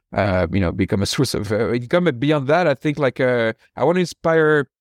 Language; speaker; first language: English; non-native, fluent; French